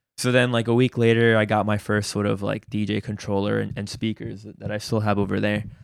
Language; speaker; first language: English; early bilingual, other home language; Spanish